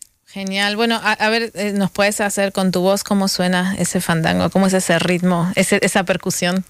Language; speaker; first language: Spanish; native; Spanish